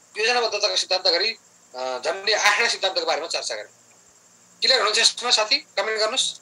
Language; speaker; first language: Nepali; native; Nepali